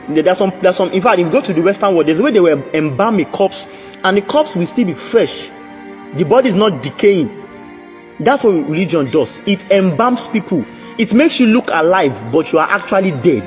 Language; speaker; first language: English; non-native, local second language; Yoruba